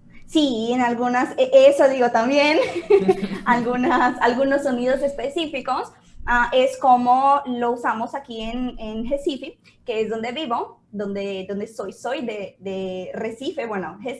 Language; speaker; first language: Spanish; non-native, fluent; Portuguese